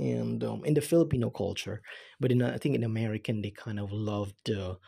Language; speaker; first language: English; non-native, local second language; Cebuano